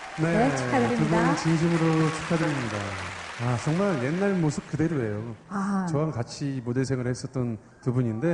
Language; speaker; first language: Korean; native; Korean